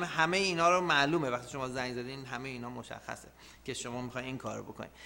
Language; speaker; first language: Persian; native; Persian